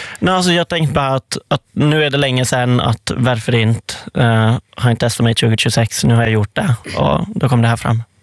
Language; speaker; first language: Swedish; native; Swedish